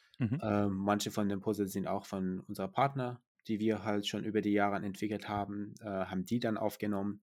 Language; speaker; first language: German; non-native, fluent; Persian